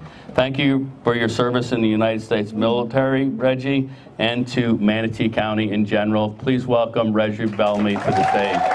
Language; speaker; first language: English; native; English